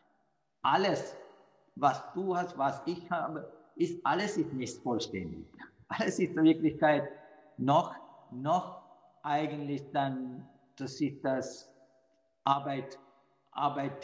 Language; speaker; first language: German; non-native, fluent; Sinhala